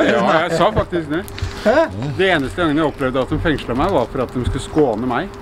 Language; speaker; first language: Norwegian; native; Norwegian